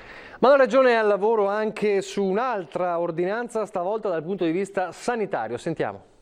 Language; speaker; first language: Italian; native; Italian